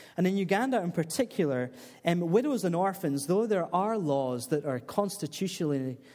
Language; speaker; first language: English; native; English